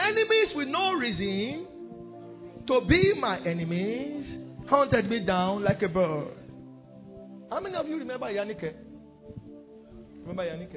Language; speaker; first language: English; non-native, local second language; Yoruba